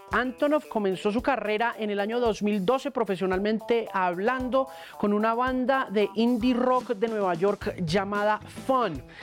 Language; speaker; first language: Spanish; native; Spanish